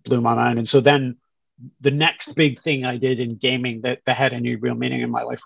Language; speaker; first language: English; native; English